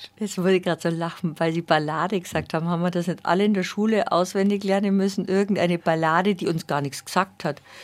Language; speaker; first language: German; native; German